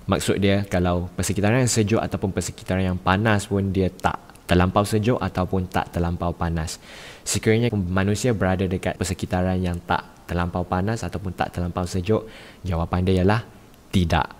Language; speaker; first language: Malay; native; Malay